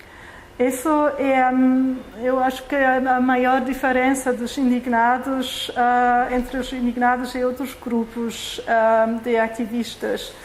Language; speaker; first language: Portuguese; non-native, fluent; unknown